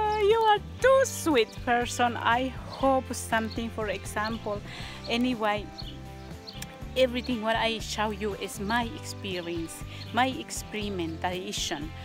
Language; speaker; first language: English; non-native, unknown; Spanish